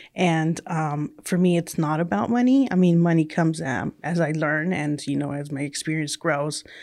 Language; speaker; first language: English; early bilingual, other home language; Spanish